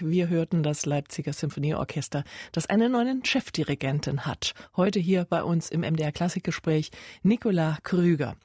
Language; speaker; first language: German; native; German